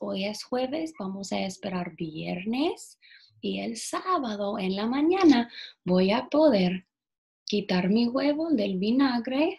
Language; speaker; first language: Spanish; non-native, fluent; English